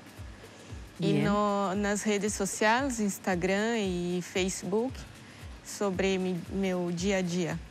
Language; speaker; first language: Spanish; non-native, learner; Portuguese